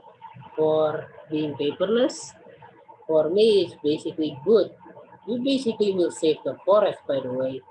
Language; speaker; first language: English; non-native, fluent; Indonesian